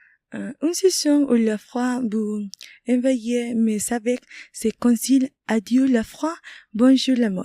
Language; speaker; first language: French; non-native, learner; Spanish